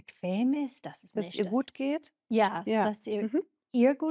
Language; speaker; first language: German; non-native, learner; English